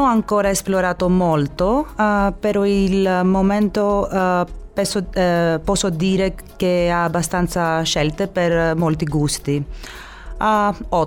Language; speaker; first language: Italian; non-native, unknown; Greek